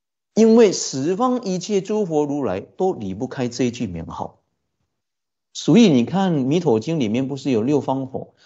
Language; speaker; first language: Chinese; native; Chinese